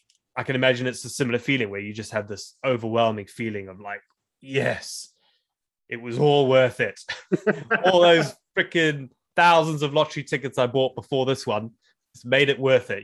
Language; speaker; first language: English; native; English